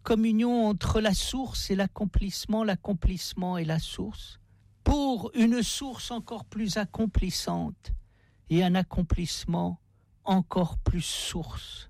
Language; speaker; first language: French; native; French